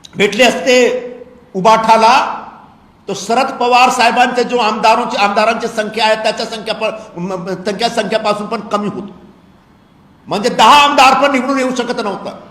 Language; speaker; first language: Marathi; non-native, local second language; Hindi